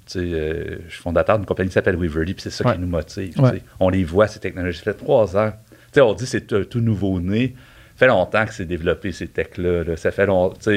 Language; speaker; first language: French; native; French